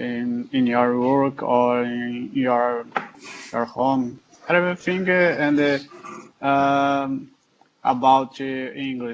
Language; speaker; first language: English; non-native, learner; Portuguese